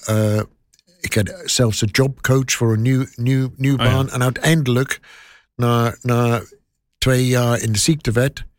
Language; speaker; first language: Dutch; non-native, learner; English